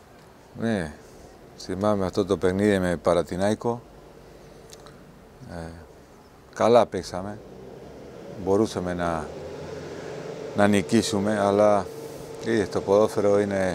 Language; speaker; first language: Greek; non-native, learner; Spanish